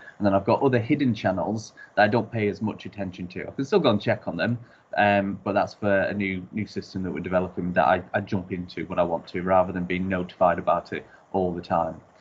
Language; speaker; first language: English; native; English